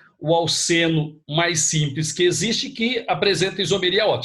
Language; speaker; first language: Portuguese; native; Portuguese